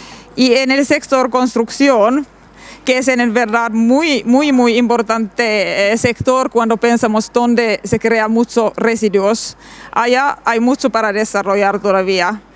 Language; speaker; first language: Spanish; non-native, learner; Finnish